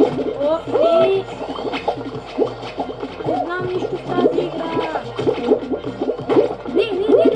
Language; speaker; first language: Bulgarian; native; Bulgarian